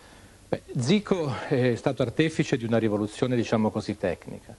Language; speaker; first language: Italian; native; Italian